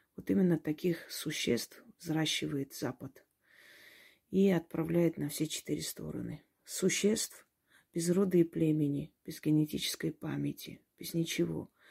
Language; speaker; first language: Russian; non-native, local second language; Armenian